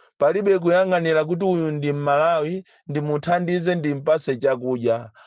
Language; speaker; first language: Nyanja; native; Nyanja